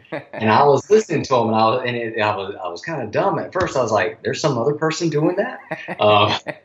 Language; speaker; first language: English; native; English